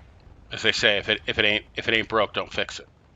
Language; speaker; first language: English; native; English